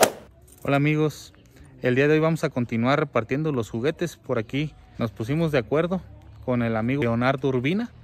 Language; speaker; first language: Spanish; native; Spanish